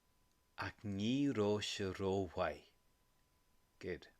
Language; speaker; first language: Irish; non-native, local second language; English